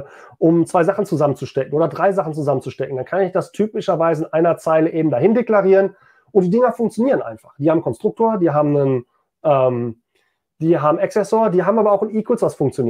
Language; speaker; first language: German; native; German